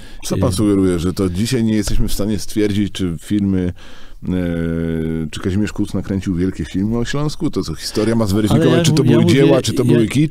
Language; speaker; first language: Polish; native; Polish